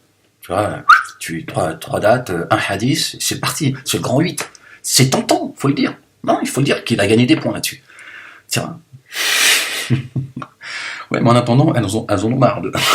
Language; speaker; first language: French; native; French